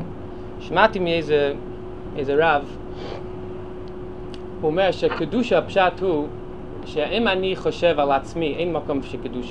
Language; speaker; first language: Hebrew; non-native, fluent; English